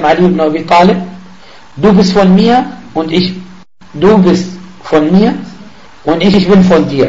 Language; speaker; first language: German; non-native, fluent; Arabic